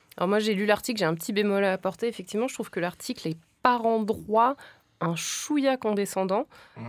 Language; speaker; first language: French; native; French